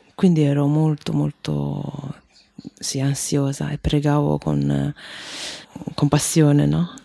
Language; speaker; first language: Italian; early bilingual, other home language; Chinese